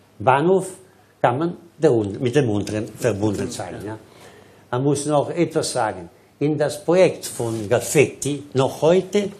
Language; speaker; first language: German; non-native, local second language; Italian